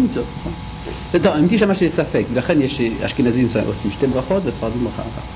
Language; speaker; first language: Hebrew; native; Hebrew